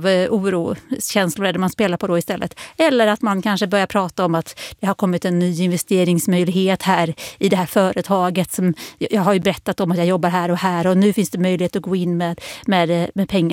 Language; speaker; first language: Swedish; native; Swedish